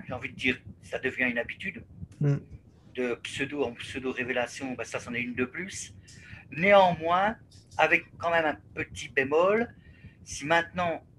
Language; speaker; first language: French; native; French